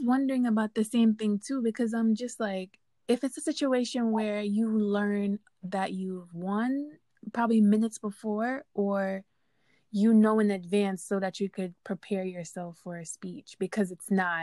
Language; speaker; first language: English; native; English